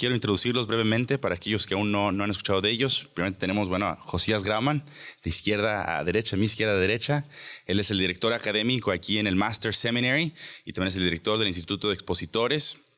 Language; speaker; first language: Spanish; native; Spanish